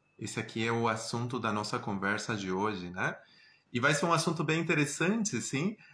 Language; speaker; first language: Portuguese; non-native, fluent; Spanish